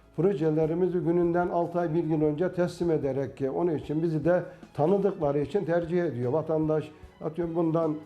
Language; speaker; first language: Turkish; native; Turkish